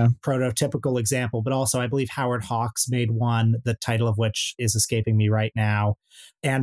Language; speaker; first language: English; native; English